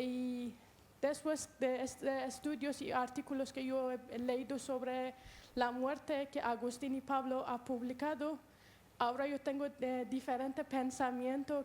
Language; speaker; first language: Spanish; non-native, learner; Persian